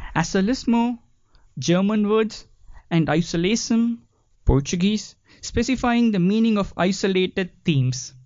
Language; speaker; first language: English; non-native, local second language; Tamil